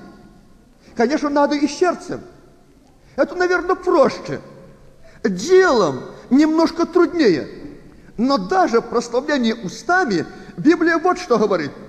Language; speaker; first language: Russian; native; Russian